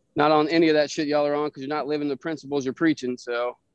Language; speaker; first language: English; native; English